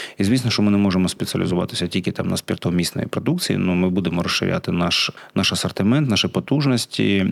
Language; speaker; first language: Ukrainian; non-native, local second language; Russian